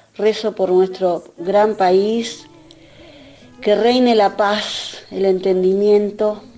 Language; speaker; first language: Spanish; native; Spanish